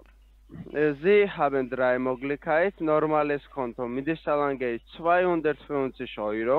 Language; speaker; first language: German; non-native, learner; Italian